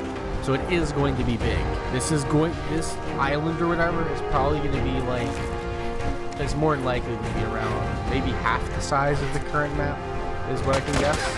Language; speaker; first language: English; native; English